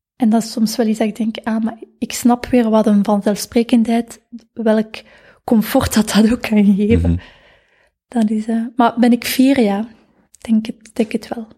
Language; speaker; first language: Dutch; native; Dutch